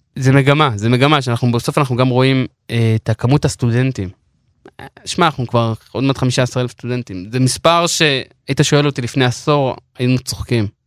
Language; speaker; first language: Hebrew; non-native, local second language; Yiddish